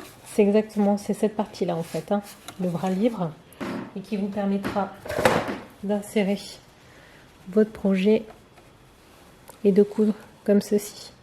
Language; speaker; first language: French; native; French